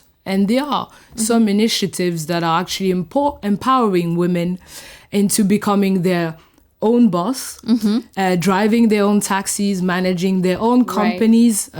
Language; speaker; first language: English; non-native, fluent; French